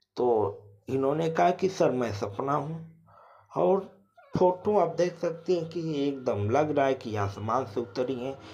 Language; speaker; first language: Hindi; native; Hindi